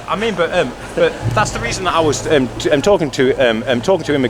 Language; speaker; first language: English; native; English